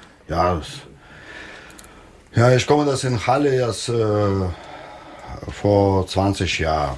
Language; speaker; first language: German; non-native, learner; Russian